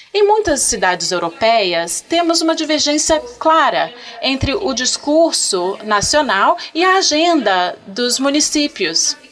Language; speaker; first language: Portuguese; non-native, fluent; French